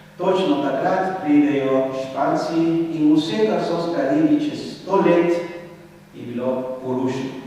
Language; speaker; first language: Slovenian; non-native, fluent; Spanish